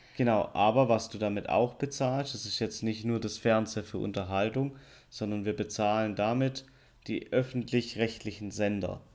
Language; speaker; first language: German; native; German